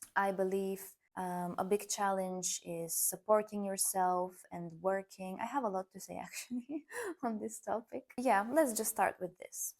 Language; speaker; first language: English; non-native, fluent; Bulgarian